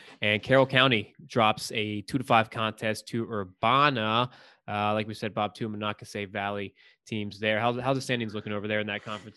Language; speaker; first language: English; native; English